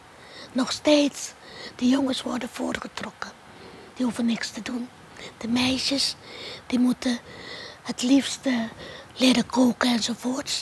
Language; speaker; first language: Dutch; non-native, local second language; Papiamento